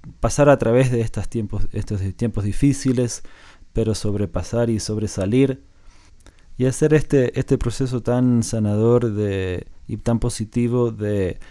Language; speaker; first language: Spanish; non-native, fluent; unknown